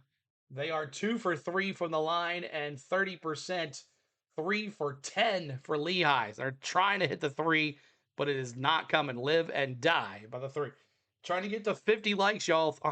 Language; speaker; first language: English; native; English